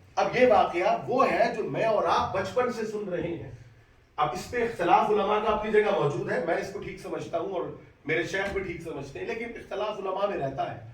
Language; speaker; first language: Urdu; native; Urdu